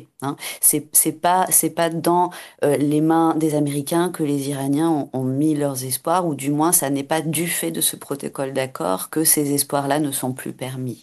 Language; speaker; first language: French; native; French